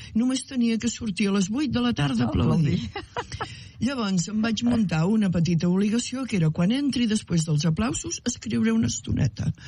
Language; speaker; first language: Catalan; native; Catalan